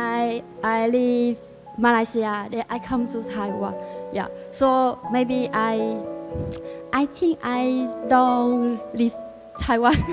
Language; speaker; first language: English; non-native, learner; Vietnamese